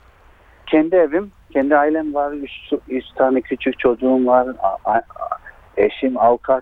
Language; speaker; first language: Turkish; early bilingual, heritage; Turkish